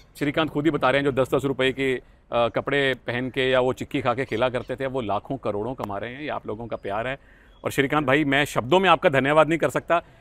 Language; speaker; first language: Hindi; native; Hindi